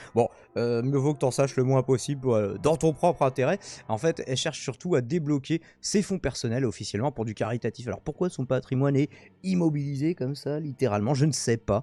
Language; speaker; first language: French; native; French